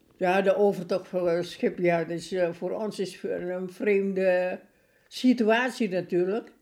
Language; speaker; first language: Dutch; non-native, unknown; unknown